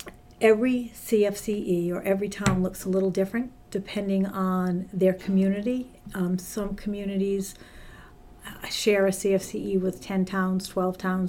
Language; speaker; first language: English; native; English